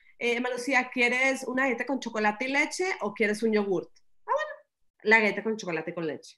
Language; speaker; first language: Spanish; early bilingual, other home language; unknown